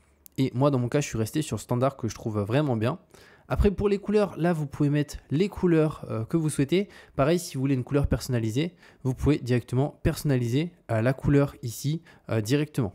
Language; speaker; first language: French; native; French